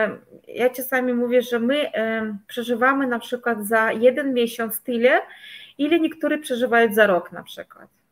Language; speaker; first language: Polish; non-native, fluent; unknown